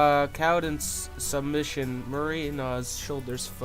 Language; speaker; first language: English; native; English